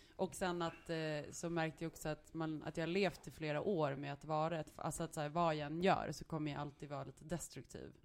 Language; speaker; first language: Swedish; early bilingual, other home language; Serbian